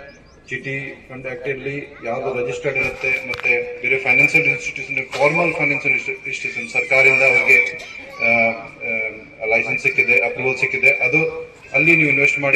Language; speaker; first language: Kannada; non-native, fluent; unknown